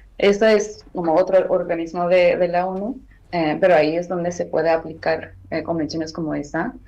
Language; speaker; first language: Spanish; non-native, fluent; Armenian